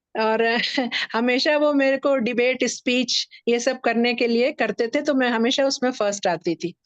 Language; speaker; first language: Hindi; native; Hindi